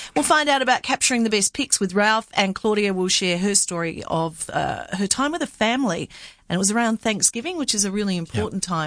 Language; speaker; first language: English; native; English